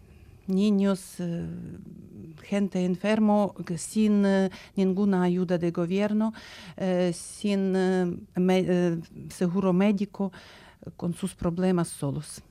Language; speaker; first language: Spanish; non-native, learner; Ukrainian